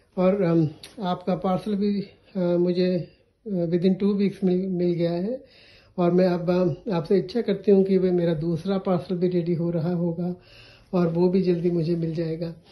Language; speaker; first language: Hindi; non-native, local second language; Punjabi